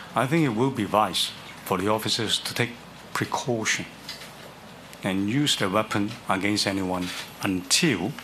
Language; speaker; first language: English; non-native, local second language; Cantonese